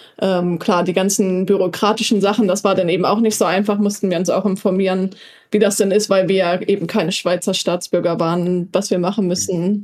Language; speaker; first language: German; native; German